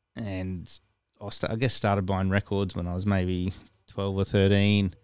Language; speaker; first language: English; native; English